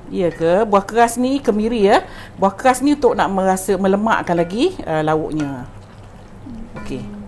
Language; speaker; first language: Malay; native; Malay